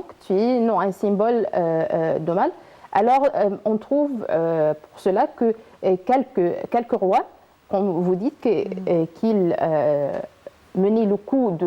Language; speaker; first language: French; non-native, learner; Arabic